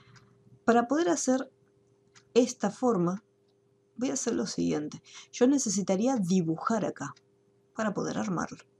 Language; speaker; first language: Spanish; native; Spanish